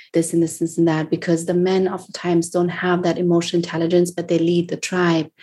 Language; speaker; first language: English; non-native, fluent; German